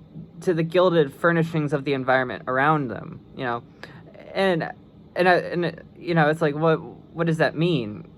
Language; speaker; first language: English; native; English